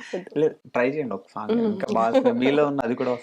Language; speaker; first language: Telugu; native; Telugu